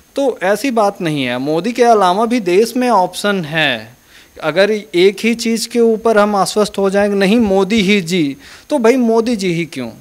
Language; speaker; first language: Hindi; native; Hindi